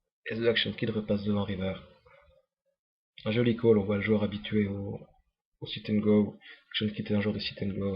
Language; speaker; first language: French; native; French